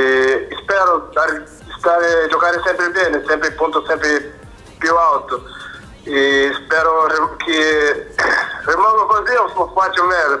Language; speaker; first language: Italian; non-native, fluent; Portuguese